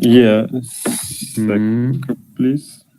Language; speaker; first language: English; non-native, learner; Russian